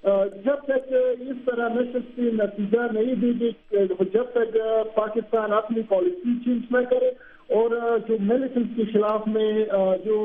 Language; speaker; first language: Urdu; non-native, fluent; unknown